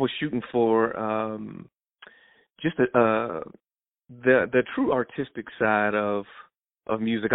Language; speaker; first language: English; native; English